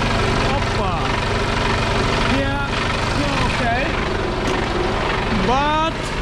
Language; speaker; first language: English; non-native, learner; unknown